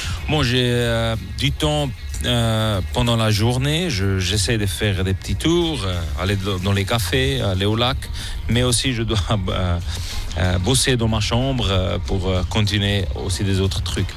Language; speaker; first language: French; non-native, local second language; German